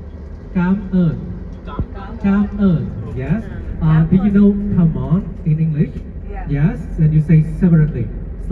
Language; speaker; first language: English; non-native, fluent; Vietnamese